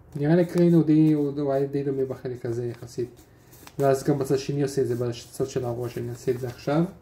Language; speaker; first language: Hebrew; non-native, fluent; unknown